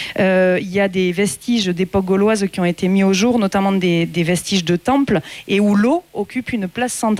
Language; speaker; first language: French; native; French